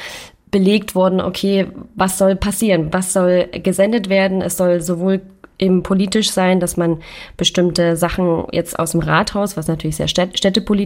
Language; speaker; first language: German; native; German